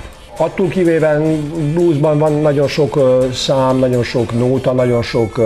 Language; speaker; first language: Hungarian; non-native, local second language; Serbian